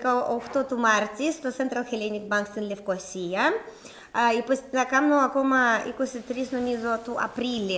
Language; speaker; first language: Greek; non-native, learner; Russian